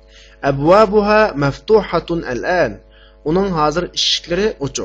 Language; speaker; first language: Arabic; non-native, fluent; Uyghur